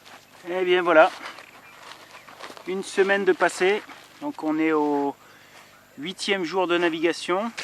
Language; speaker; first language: French; native; French